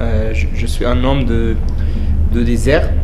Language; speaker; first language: French; non-native, learner; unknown